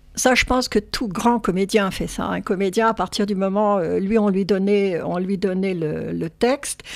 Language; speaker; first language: French; native; French